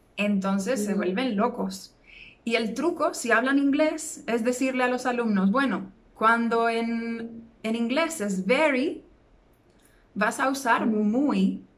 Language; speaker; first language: Spanish; native; Spanish